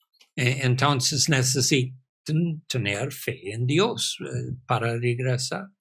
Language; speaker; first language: Spanish; non-native, fluent; English